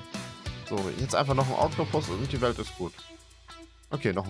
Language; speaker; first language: German; native; German